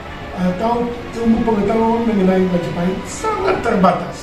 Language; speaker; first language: Indonesian; non-native, fluent; Dutch